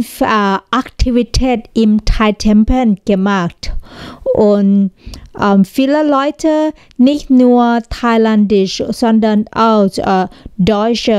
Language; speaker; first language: German; non-native, learner; Thai